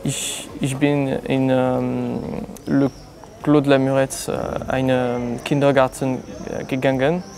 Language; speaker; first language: German; non-native, learner; French